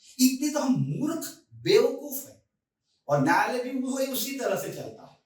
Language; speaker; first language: Hindi; native; Hindi